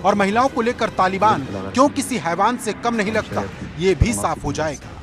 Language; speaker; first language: Hindi; native; Hindi